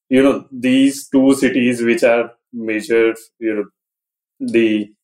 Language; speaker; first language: English; non-native, local second language; Hindi